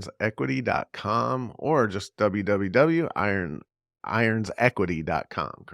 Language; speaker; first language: English; native; English